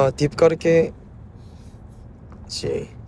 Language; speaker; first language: Hindi; non-native, learner; Korean